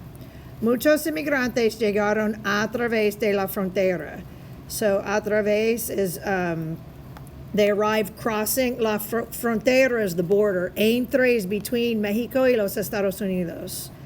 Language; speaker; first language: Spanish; non-native, fluent; English